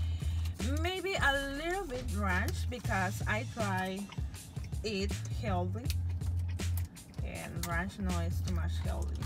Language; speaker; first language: English; non-native, learner; Spanish